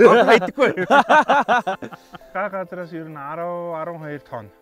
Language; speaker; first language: Mongolian; non-native, fluent; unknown